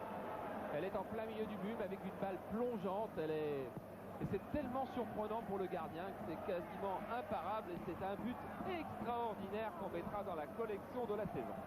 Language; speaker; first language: French; native; French